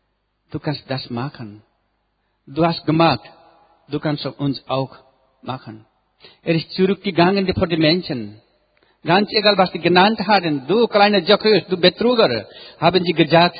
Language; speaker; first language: German; non-native, learner; Nepali